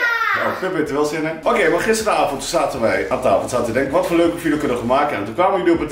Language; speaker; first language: Dutch; native; Dutch